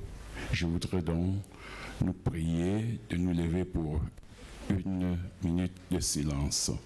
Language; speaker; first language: French; non-native, local second language; Ghomala